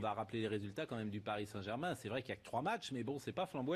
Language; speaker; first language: French; native; French